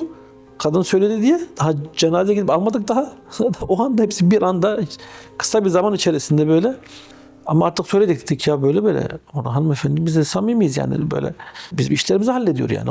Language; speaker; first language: Turkish; early bilingual, heritage; Turkish